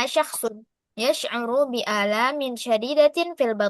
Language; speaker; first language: Arabic; non-native, fluent; Indonesian